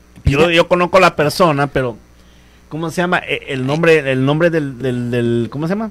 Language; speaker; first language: Spanish; native; Spanish